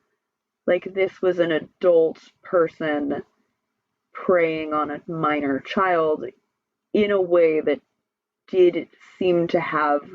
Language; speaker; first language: English; native; English